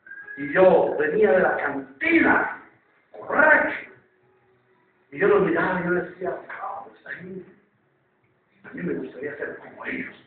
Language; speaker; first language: Spanish; native; Spanish